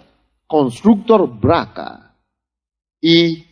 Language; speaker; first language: Russian; non-native, fluent; Yoruba